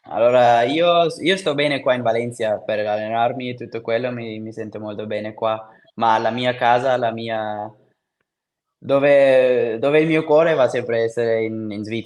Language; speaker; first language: Italian; non-native, fluent; Swiss German